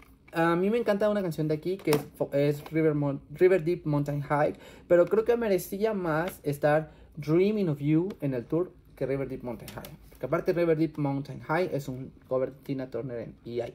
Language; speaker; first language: Spanish; native; Spanish